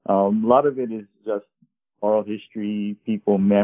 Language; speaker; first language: English; native; English